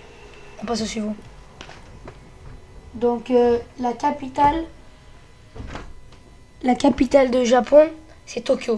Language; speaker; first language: French; early bilingual, other home language; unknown